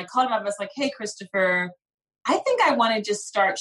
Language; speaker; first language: English; native; English